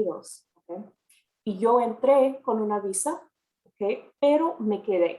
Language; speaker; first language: Spanish; non-native, fluent; English